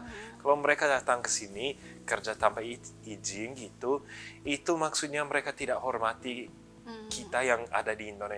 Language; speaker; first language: Indonesian; early bilingual, other home language; English